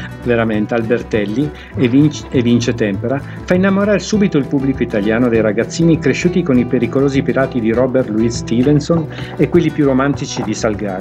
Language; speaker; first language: Italian; native; Italian